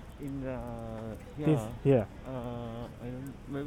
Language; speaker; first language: English; non-native, learner; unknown